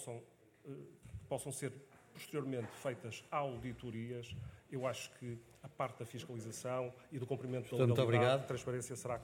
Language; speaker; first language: Portuguese; native; Portuguese